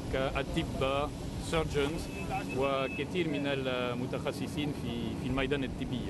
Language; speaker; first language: Arabic; non-native, fluent; French